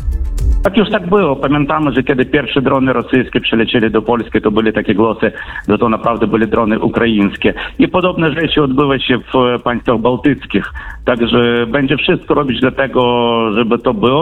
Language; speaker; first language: Polish; non-native, fluent; Ukrainian